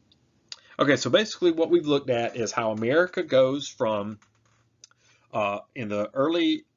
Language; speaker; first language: English; native; English